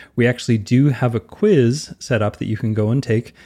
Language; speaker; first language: English; native; English